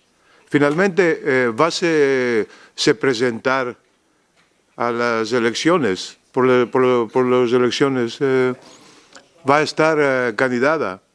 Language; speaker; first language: Spanish; non-native, learner; Greek